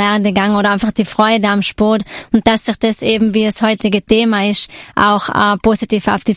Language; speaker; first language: German; native; German